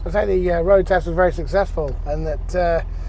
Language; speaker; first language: English; native; English